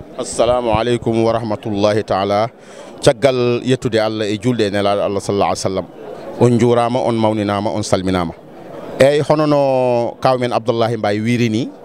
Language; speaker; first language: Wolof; non-native, local second language; Fula